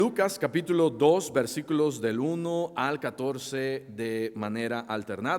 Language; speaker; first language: Spanish; native; Spanish